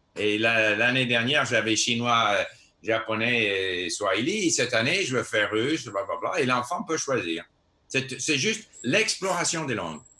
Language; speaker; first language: French; non-native, fluent; English